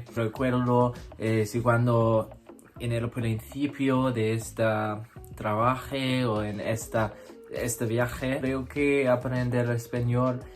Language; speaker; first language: Spanish; non-native, learner; English